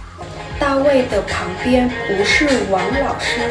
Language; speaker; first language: Chinese; non-native, learner; Vietnamese